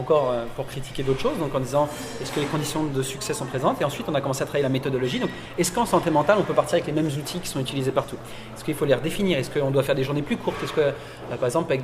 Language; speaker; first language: French; native; French